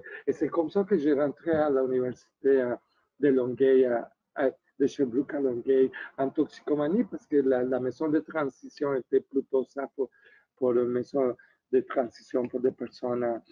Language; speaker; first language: French; early bilingual, other home language; Spanish